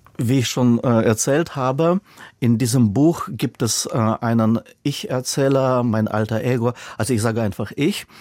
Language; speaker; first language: German; non-native, fluent; Russian